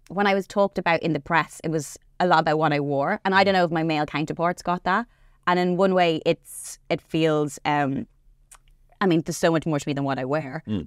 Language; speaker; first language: English; native; English